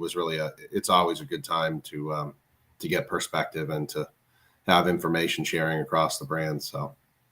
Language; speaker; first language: English; native; English